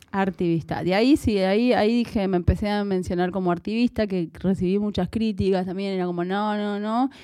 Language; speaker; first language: Spanish; native; Spanish